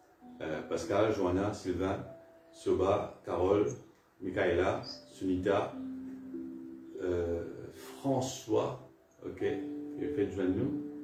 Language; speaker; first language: French; non-native, local second language; Morisyen